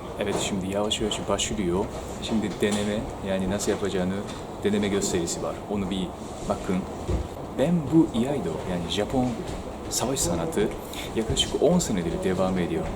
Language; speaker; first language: Turkish; non-native, fluent; Japanese